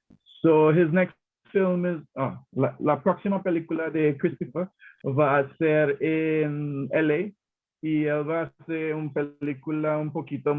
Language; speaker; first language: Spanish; non-native, learner; English